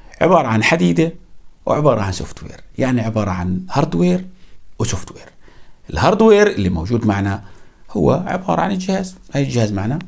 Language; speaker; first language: Arabic; native; Arabic